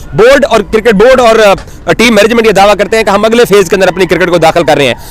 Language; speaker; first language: Urdu; non-native, local second language; Punjabi